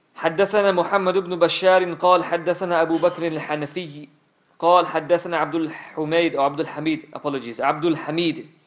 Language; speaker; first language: Arabic; non-native, fluent; English